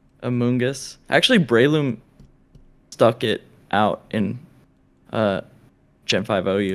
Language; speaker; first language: English; native; English